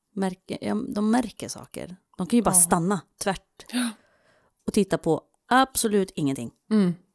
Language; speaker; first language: Swedish; non-native, fluent; English